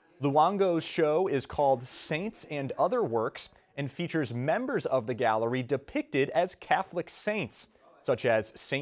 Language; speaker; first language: English; native; English